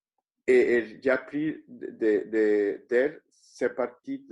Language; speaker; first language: French; non-native, fluent; Spanish